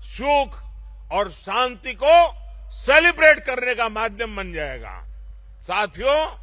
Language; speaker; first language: Hindi; non-native, local second language; Gujarati